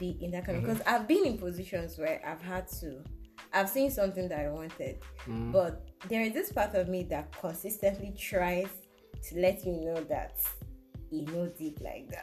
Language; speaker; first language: English; non-native, local second language; Igbo